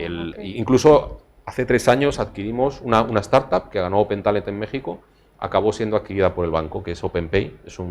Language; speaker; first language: Spanish; native; Spanish